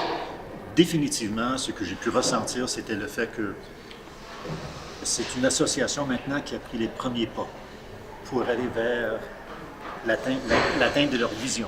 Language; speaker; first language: French; native; French